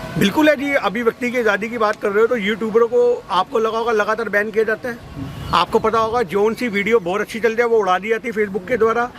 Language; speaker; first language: Hindi; native; Hindi